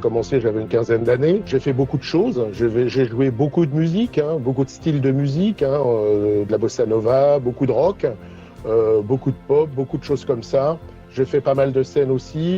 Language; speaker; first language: French; native; French